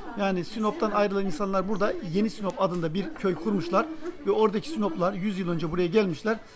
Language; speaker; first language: Turkish; native; Turkish